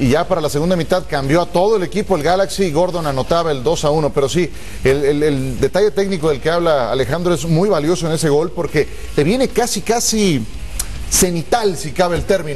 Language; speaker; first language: Spanish; native; Spanish